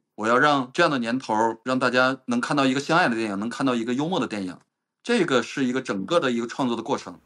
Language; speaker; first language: Chinese; native; Chinese